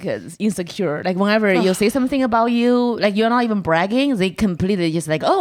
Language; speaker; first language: English; non-native, fluent; Chinese